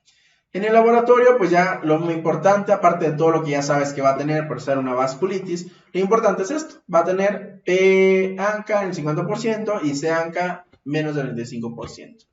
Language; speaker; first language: Spanish; native; Spanish